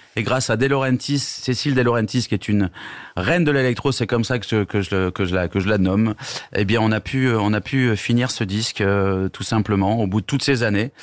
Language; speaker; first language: French; native; French